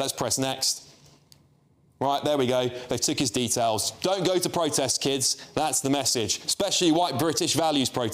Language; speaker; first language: English; native; English